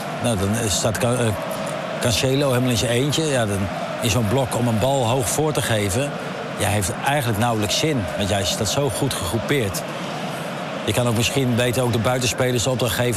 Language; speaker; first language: Dutch; native; Dutch